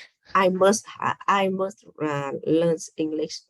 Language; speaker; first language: English; non-native, learner; Vietnamese